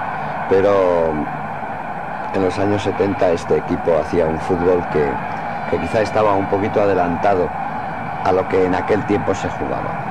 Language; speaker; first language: Spanish; native; Spanish